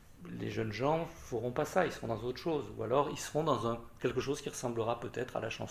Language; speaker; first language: French; native; French